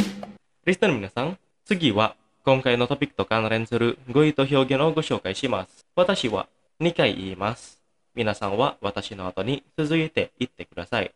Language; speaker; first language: Japanese; non-native, fluent; Indonesian